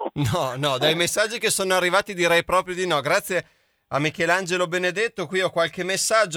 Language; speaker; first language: Italian; native; Italian